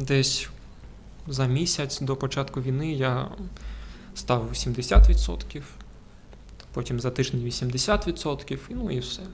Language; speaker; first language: Ukrainian; non-native, local second language; Russian